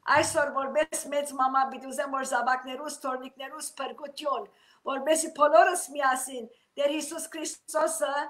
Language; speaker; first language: Armenian; early bilingual, heritage; Armenian